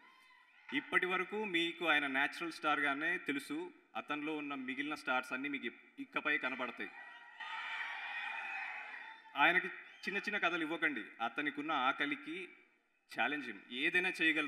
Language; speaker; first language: Telugu; native; Telugu